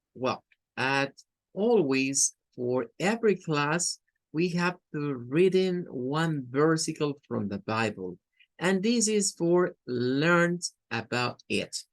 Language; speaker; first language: English; non-native, learner; Spanish